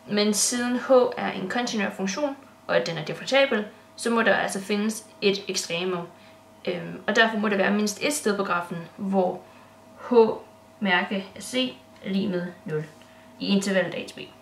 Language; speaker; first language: Danish; native; Danish